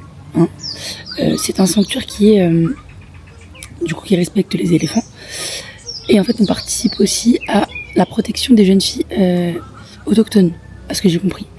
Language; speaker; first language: French; native; French